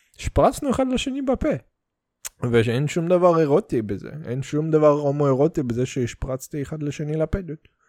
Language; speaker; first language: Hebrew; early bilingual, other home language; Russian